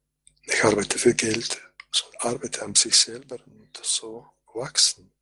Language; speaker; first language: German; non-native, fluent; Croatian